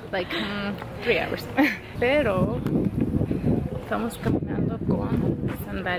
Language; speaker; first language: Spanish; early bilingual, heritage; Spanish